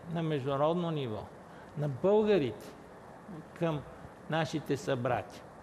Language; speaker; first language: Bulgarian; native; Bulgarian